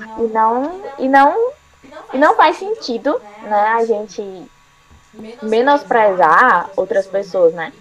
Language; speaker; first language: Portuguese; native; Portuguese